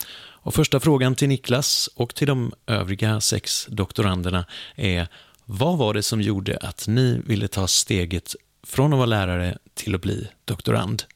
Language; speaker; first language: Swedish; native; Swedish